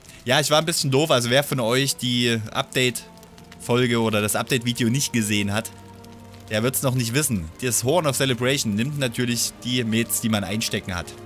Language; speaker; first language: German; native; German